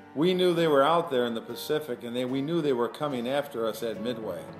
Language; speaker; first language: English; native; English